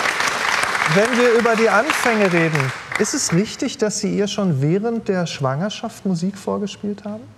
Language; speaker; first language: German; native; German